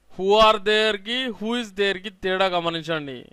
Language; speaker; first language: English; non-native, local second language; Telugu